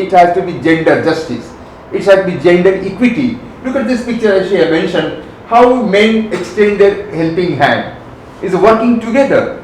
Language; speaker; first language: English; non-native, local second language; Bangla